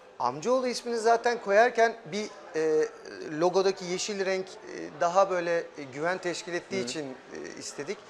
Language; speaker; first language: Turkish; early bilingual, heritage; German